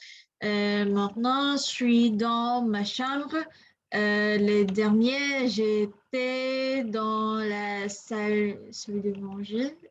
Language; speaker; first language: French; non-native, learner; English